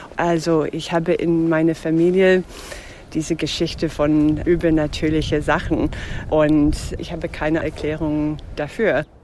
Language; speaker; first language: German; non-native, fluent; English